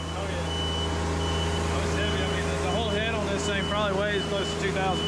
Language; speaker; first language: English; native; English